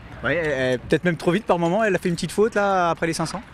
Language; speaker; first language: French; native; French